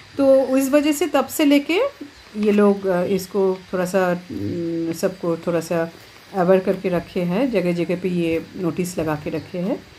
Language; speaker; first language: Hindi; non-native, local second language; Bangla